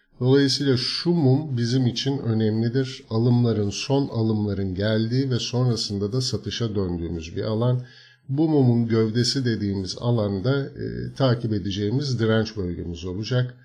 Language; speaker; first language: Turkish; native; Turkish